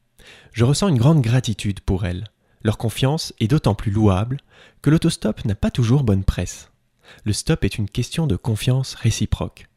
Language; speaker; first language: French; native; French